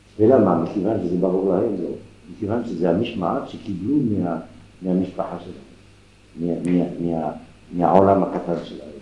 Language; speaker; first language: Hebrew; non-native, fluent; French